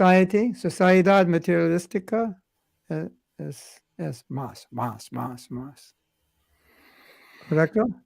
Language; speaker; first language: Spanish; non-native, learner; English